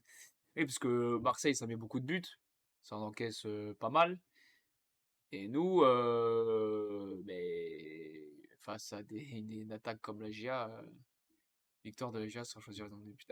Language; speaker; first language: French; native; French